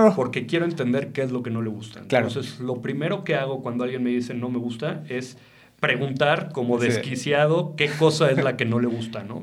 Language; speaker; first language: Spanish; native; Spanish